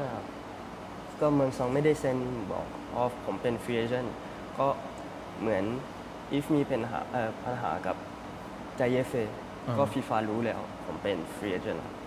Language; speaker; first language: Thai; early bilingual, heritage; Thai